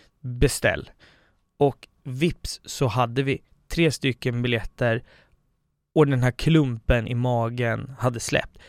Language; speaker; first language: Swedish; native; Swedish